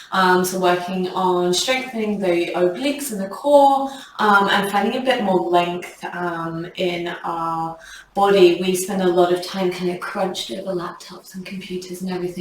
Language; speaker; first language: English; native; English